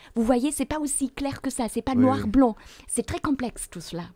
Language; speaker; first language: French; non-native, fluent; German